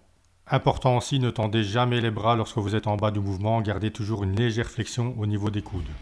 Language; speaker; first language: French; native; French